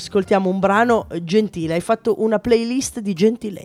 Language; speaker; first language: Italian; native; Italian